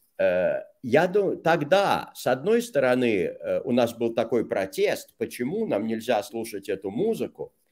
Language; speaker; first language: Russian; native; Russian